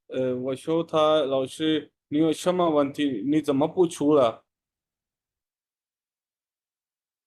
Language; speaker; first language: Chinese; non-native, learner; Urdu